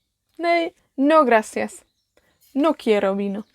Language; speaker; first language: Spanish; non-native, fluent; Welsh